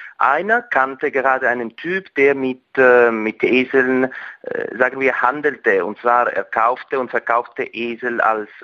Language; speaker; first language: German; non-native, local second language; Italian